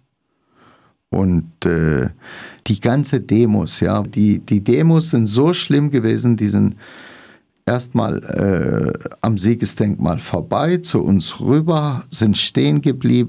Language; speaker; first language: German; non-native, fluent; Arabic